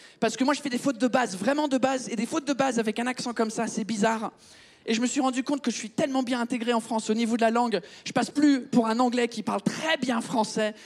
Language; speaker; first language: French; early bilingual, other home language; English